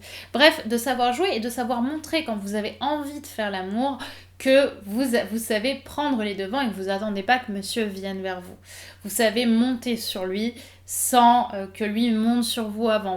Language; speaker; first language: French; native; French